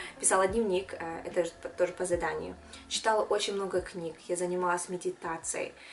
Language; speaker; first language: Russian; non-native, local second language; Kyrgyz